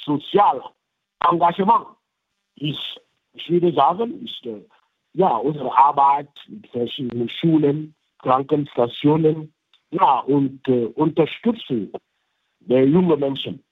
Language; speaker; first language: German; non-native, fluent; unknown